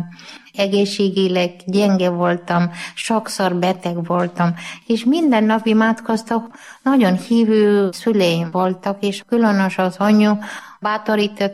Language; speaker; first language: Hungarian; non-native, learner; Malayalam